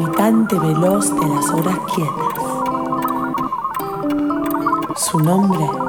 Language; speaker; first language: Spanish; non-native, learner; French